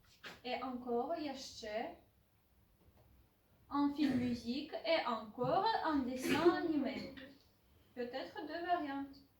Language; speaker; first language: French; non-native, fluent; Ukrainian